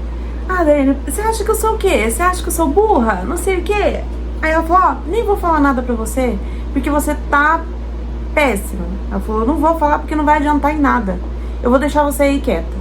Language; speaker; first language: Portuguese; native; Portuguese